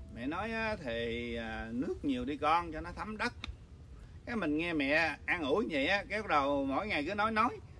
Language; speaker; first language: Vietnamese; early bilingual, other home language; English